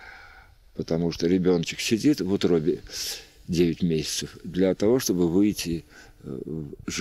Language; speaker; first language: Russian; native; Russian